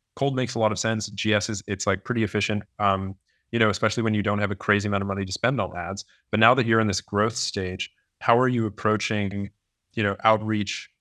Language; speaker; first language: English; native; English